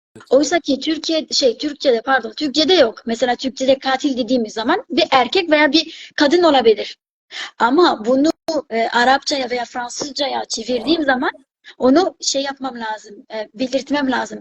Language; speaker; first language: Turkish; non-native, fluent; Arabic